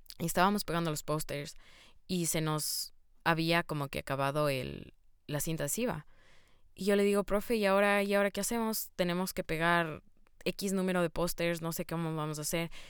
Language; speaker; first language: Spanish; native; Spanish